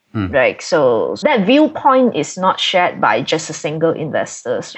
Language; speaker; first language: English; non-native, local second language; Cantonese